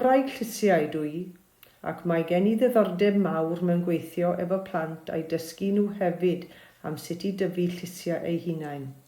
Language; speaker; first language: Welsh; non-native, fluent; German